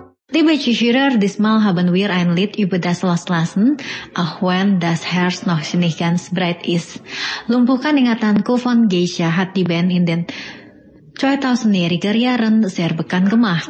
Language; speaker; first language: German; non-native, learner; Indonesian